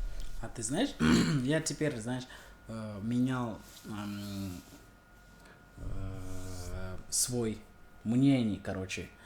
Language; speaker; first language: Russian; non-native, learner; English